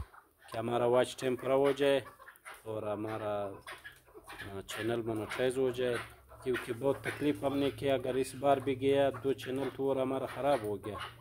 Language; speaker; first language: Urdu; non-native, local second language; Pashto